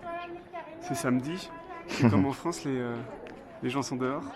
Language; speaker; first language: French; native; French